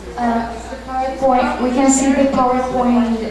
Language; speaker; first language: English; non-native, learner; Portuguese